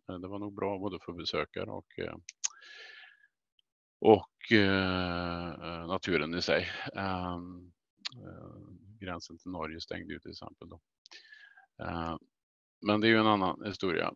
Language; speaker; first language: Swedish; native; Swedish